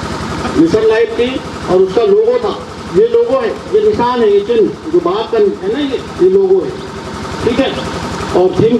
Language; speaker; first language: Hindi; native; Hindi